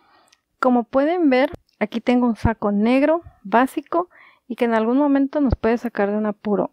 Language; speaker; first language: Spanish; native; Spanish